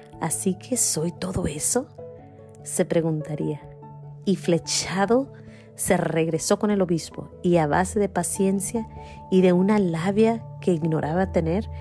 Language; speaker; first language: Spanish; native; Spanish